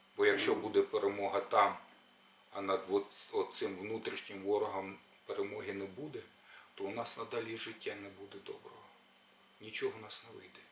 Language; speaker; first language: Ukrainian; native; Ukrainian